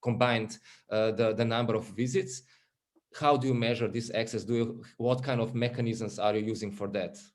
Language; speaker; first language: English; non-native, fluent; Slovenian